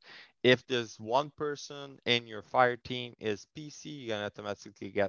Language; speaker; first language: English; non-native, fluent; French